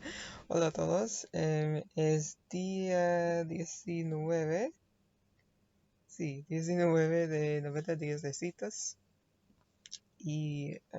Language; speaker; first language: Spanish; non-native, learner; English